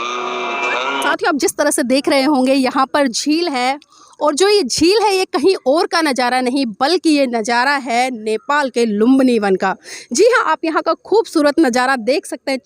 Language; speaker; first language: Hindi; native; Hindi